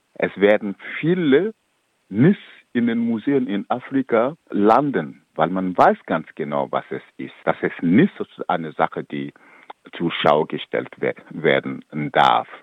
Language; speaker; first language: German; non-native, fluent; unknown